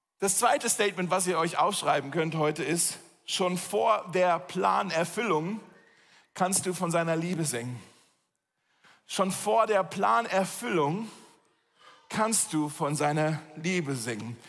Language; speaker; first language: German; native; German